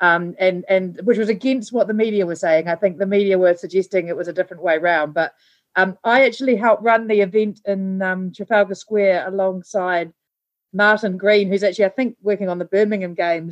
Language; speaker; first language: English; native; English